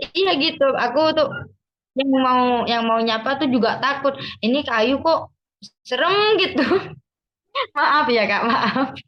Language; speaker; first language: Indonesian; non-native, local second language; Madurese